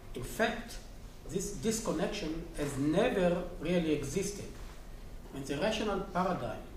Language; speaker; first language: English; non-native, fluent; Hebrew